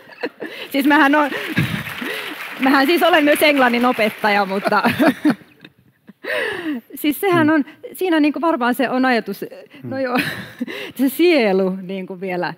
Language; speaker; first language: Finnish; native; Finnish